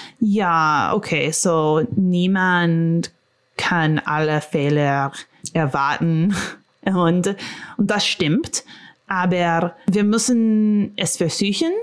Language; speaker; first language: German; non-native, fluent; English